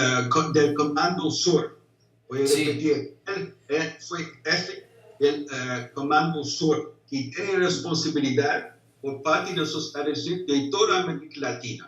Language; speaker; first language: Spanish; non-native, fluent; English